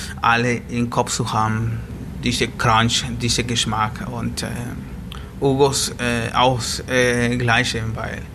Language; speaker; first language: German; non-native, learner; Spanish